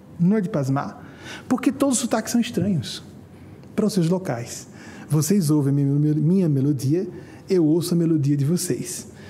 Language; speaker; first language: Portuguese; native; Portuguese